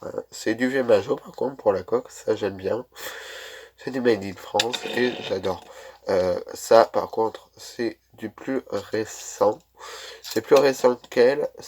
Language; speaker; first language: French; native; French